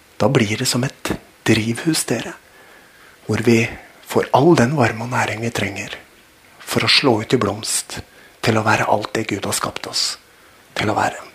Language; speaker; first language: Norwegian; native; Norwegian